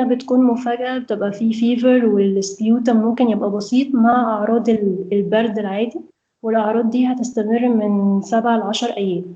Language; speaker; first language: Arabic; native; Arabic